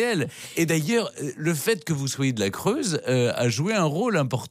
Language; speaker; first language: French; native; French